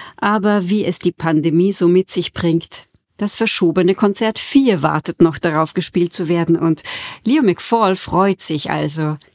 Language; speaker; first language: German; native; German